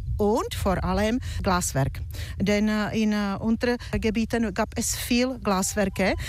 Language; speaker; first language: German; non-native, fluent; Czech